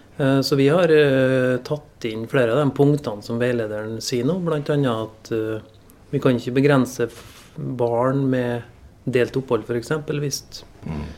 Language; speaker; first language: Norwegian; native; Norwegian